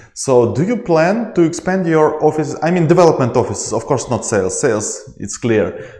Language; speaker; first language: English; non-native, learner; Ukrainian